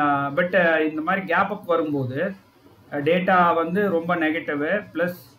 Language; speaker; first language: Tamil; native; Tamil